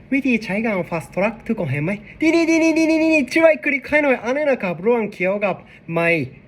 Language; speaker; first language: Thai; non-native, learner; Japanese